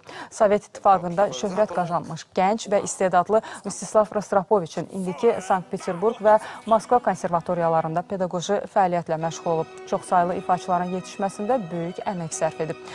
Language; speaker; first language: Azerbaijani; native; Azerbaijani